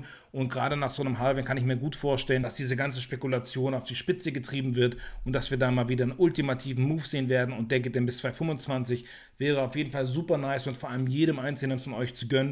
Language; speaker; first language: German; native; German